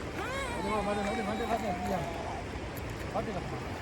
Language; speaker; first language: German; native; German